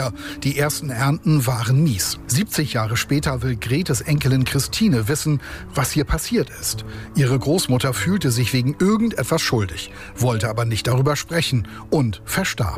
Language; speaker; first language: German; native; German